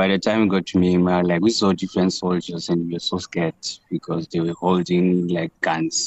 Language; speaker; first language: English; non-native, local second language; Southern Sotho